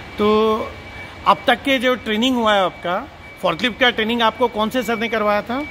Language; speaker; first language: Hindi; native; Hindi